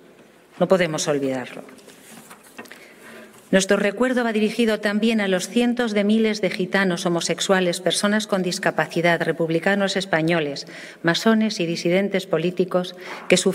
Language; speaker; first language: Spanish; native; Spanish